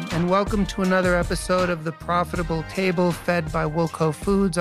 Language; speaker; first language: English; native; English